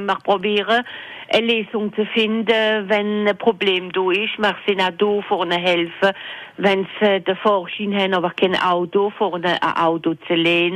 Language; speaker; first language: German; non-native, local second language; French